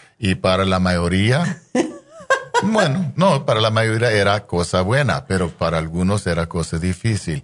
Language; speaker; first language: Spanish; non-native, fluent; English